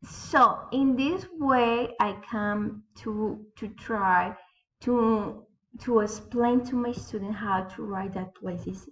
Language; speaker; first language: English; non-native, learner; Spanish